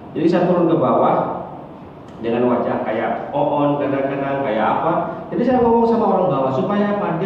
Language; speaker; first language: Indonesian; non-native, local second language; Achinese